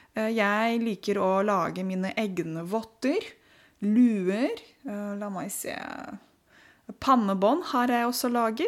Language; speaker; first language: Norwegian; non-native, fluent; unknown